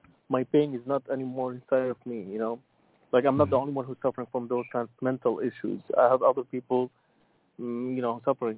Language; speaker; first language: English; non-native, fluent; Arabic